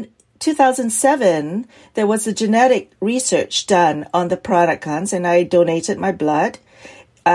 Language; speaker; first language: English; native; English